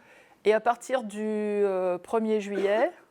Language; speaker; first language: French; native; French